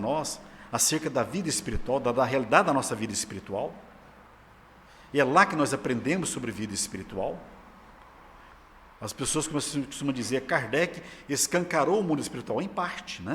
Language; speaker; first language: Portuguese; native; Portuguese